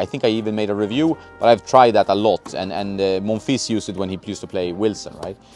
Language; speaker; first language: English; non-native, fluent; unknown